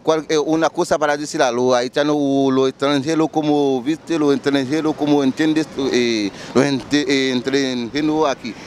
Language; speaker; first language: Spanish; non-native, learner; Haitian Creole